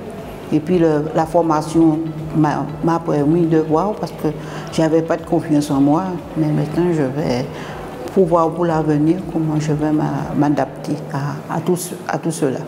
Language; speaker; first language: French; non-native, local second language; Guadeloupean Creole French